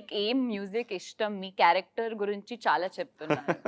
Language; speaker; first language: Telugu; non-native, local second language; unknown